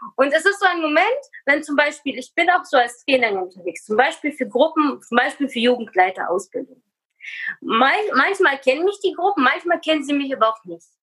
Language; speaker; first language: German; early bilingual, other home language; Russian